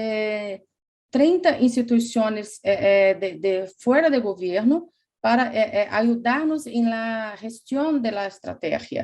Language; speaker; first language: Spanish; non-native, fluent; Portuguese